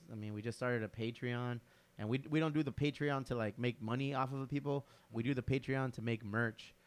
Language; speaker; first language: English; early bilingual, other home language; Spanish